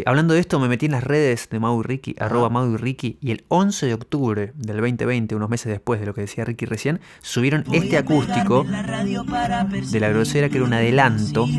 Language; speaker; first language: Spanish; native; Spanish